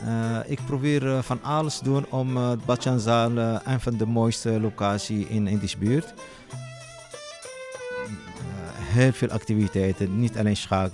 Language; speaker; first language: Dutch; non-native, local second language; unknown